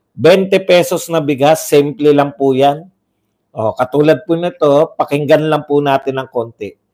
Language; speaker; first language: Filipino; non-native, local second language; Iloko